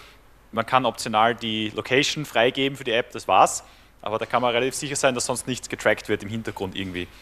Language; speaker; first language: German; native; German